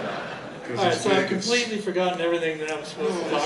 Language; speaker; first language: English; native; English